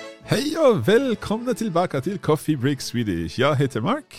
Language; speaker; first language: Swedish; non-native, learner; English